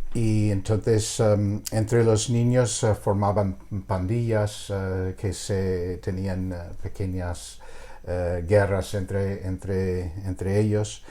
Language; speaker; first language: Spanish; non-native, fluent; English